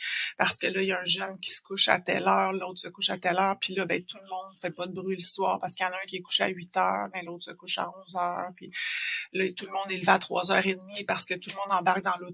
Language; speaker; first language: French; native; French